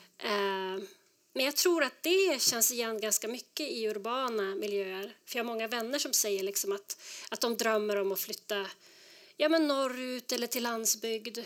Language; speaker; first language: Swedish; native; Swedish